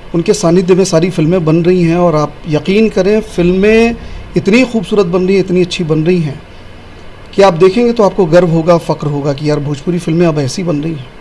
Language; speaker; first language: Hindi; non-native, local second language; Bhojpuri